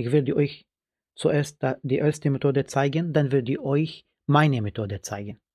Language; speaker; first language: German; non-native, fluent; Arabic